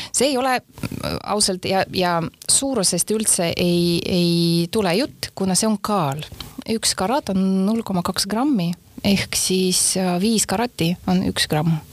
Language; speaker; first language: Estonian; non-native, local second language; Russian